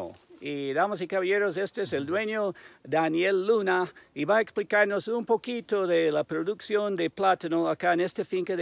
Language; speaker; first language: Spanish; non-native, fluent; English